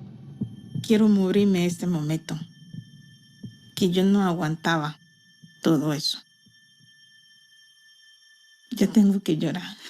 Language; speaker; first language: Spanish; non-native, learner; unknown